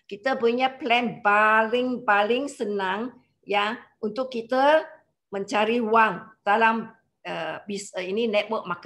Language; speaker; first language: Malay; non-native, local second language; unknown